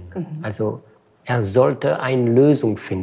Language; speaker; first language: German; non-native, fluent; French